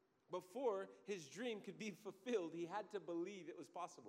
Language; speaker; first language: Portuguese; non-native, learner; English